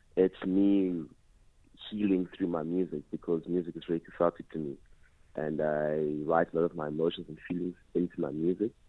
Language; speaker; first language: English; non-native, local second language; Xhosa